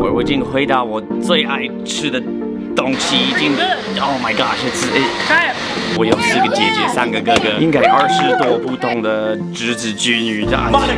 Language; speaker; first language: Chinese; non-native, fluent; English